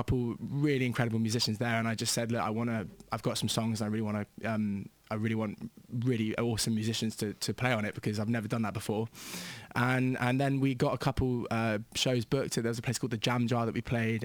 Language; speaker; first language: English; native; English